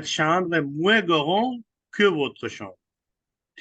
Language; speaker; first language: French; non-native, fluent; Urdu